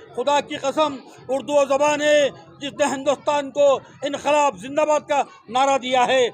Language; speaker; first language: Urdu; native; Urdu